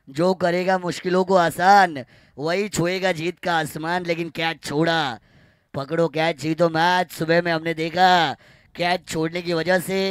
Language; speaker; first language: Hindi; non-native, local second language; Marathi